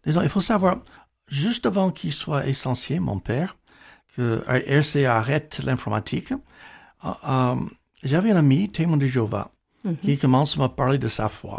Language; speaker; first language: French; non-native, fluent; English